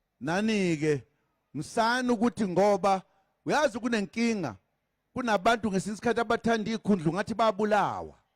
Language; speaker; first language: Zulu; native; Zulu